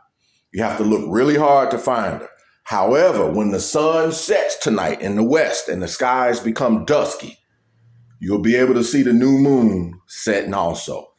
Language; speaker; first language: English; native; English